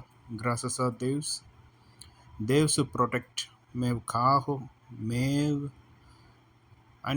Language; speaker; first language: Portuguese; non-native, learner; Tamil